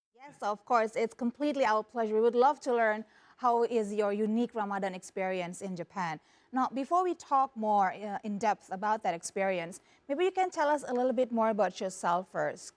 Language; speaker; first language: English; non-native, fluent; Indonesian